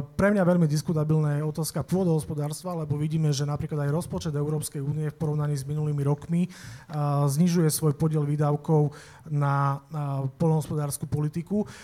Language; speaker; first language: Slovak; native; Slovak